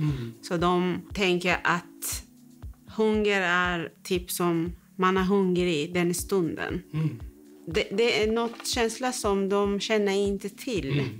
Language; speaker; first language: Swedish; non-native, fluent; Persian